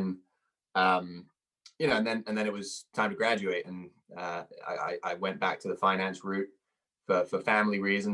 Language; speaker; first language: English; native; English